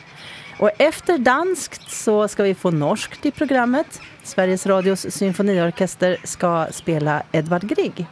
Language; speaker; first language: Swedish; native; Swedish